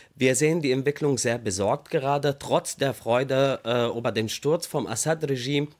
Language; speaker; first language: German; non-native, fluent; Arabic